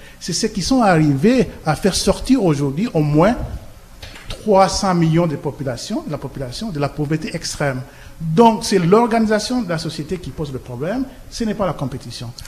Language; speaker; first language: French; non-native, local second language; Lingala